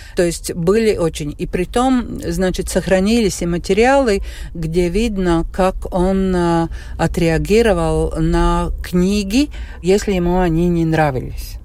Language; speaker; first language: Russian; non-native, local second language; Latvian